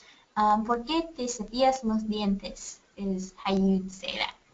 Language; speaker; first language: Spanish; non-native, learner; English